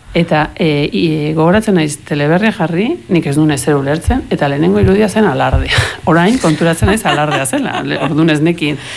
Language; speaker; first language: Basque; early bilingual, heritage; Spanish